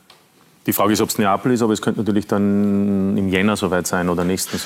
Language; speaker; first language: German; native; German